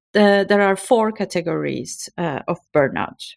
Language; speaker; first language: English; non-native, fluent; Turkish